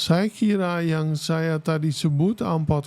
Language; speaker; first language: Indonesian; non-native, fluent; Dutch